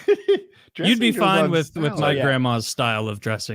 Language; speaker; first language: English; native; English